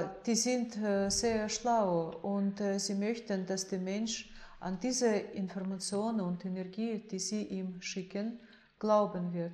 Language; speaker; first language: German; non-native, fluent; Russian